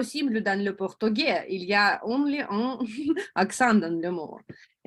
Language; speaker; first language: French; non-native, learner; Russian